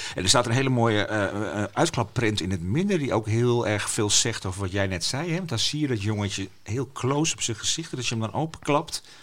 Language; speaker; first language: Dutch; non-native, local second language; Western Frisian